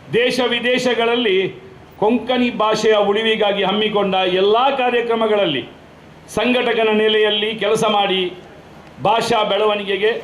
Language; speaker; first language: Kannada; non-native, local second language; Konkani